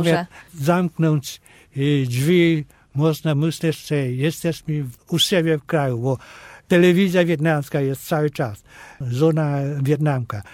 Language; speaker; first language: Polish; non-native, fluent; Vietnamese